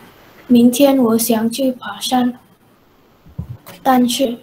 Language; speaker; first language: Chinese; non-native, learner; Indonesian